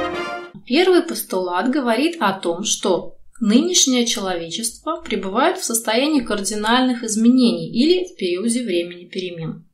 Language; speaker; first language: Russian; native; Russian